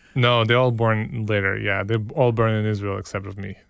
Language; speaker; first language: English; early bilingual, other home language; Hebrew